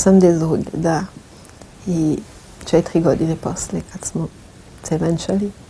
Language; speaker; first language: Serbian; non-native, fluent; French